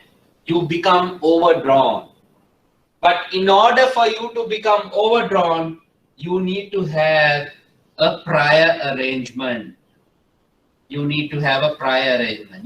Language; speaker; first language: English; non-native, local second language; Sinhala